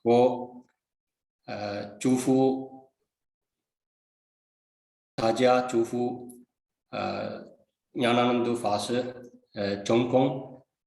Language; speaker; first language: Chinese; non-native, fluent; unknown